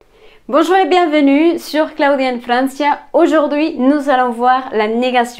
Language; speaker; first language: French; non-native, fluent; Spanish